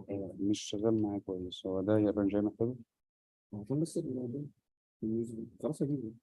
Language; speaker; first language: Arabic; native; Arabic